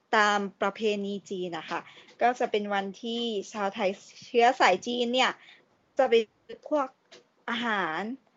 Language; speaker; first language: Thai; native; Thai